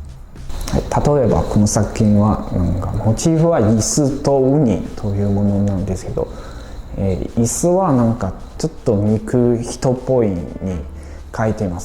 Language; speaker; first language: Japanese; non-native, fluent; Chinese